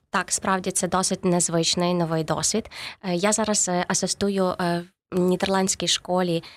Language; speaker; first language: Ukrainian; native; Ukrainian